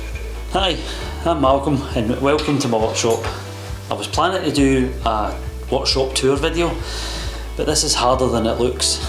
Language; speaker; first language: English; native; English